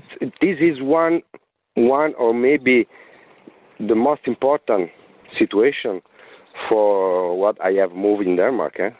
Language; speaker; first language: English; non-native, learner; Italian